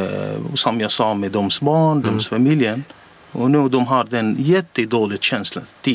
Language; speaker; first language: Swedish; non-native, learner; Arabic